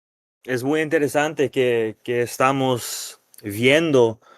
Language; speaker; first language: Spanish; non-native, fluent; English